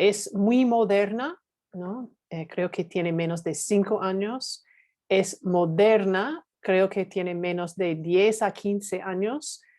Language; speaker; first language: Spanish; non-native, fluent; English